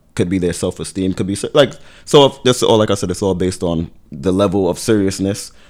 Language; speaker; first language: English; native; English